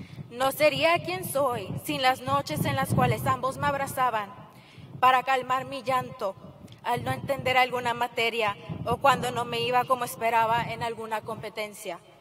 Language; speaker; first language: Spanish; early bilingual, heritage; Spanish